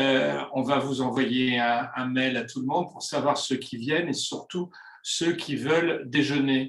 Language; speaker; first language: French; native; French